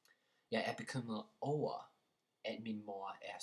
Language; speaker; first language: Danish; non-native, learner; English